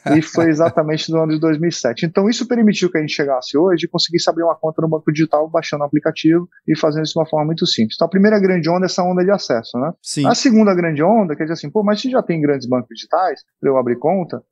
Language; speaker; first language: Portuguese; native; Portuguese